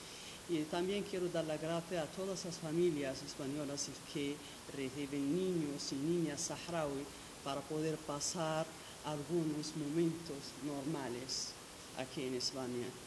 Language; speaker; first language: Spanish; non-native, local second language; Arabic